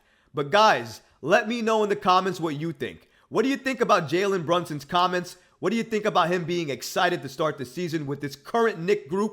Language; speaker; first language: English; native; English